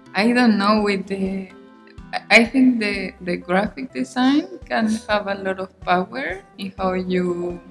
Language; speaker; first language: English; non-native, fluent; Spanish